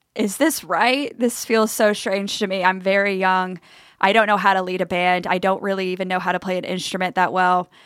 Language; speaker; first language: English; native; English